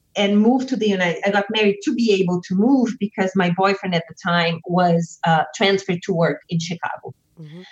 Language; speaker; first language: English; non-native, fluent; Portuguese